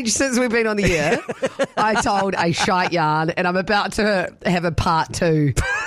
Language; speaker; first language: English; native; English